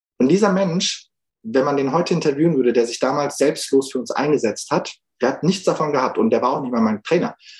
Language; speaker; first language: German; early bilingual, other home language; Turkish